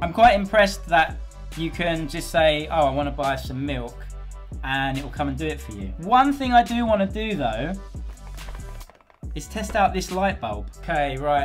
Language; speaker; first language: English; native; English